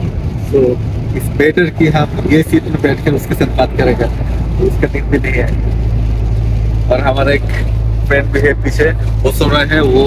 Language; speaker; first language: Hindi; non-native, learner; Bangla